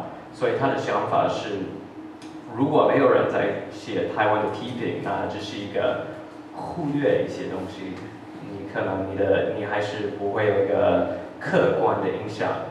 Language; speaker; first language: Chinese; early bilingual, heritage; English